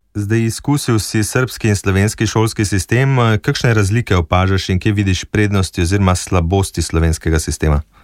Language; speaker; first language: Slovenian; native; Slovenian